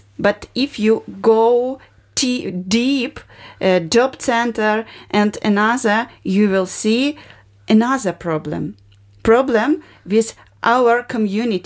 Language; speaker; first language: English; non-native, learner; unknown